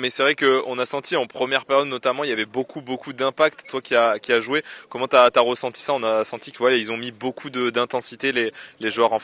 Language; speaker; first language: French; native; French